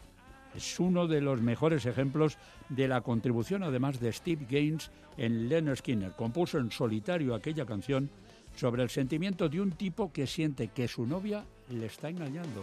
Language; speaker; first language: Spanish; native; Spanish